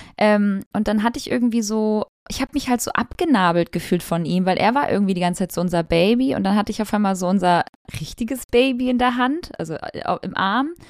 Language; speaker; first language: German; early bilingual, other home language; Albanian